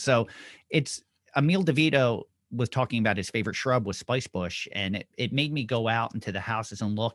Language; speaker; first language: English; native; English